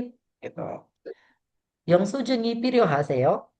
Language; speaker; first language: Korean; non-native, fluent; Indonesian